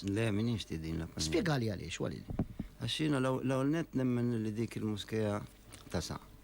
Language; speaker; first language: Maltese; non-native, fluent; Arabic